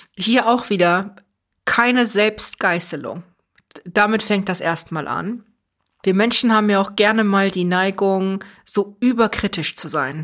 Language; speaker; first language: German; early bilingual, other home language; Persian